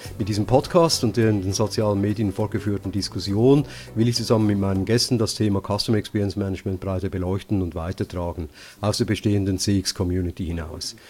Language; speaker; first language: German; native; German